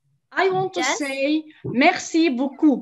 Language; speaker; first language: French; non-native, learner; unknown